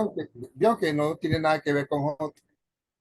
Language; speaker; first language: Spanish; native; Spanish